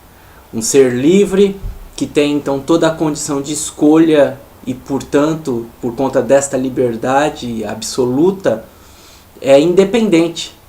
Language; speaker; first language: Portuguese; native; Portuguese